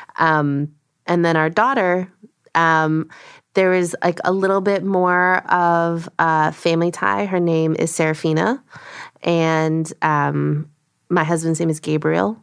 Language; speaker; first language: English; early bilingual, other home language; Korean